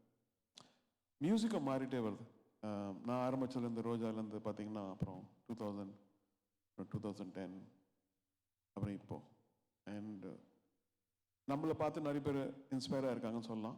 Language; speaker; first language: Tamil; native; Tamil